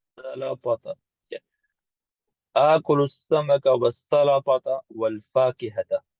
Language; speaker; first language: Arabic; non-native, learner; English